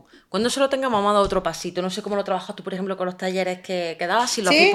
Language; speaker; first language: Spanish; native; Spanish